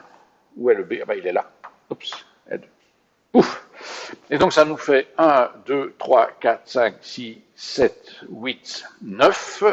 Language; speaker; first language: French; native; French